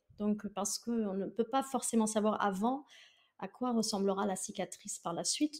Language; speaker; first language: French; non-native, fluent; German